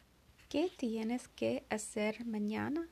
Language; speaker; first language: Spanish; non-native, learner; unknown